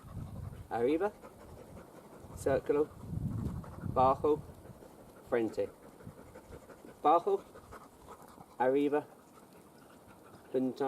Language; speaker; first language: Spanish; non-native, learner; English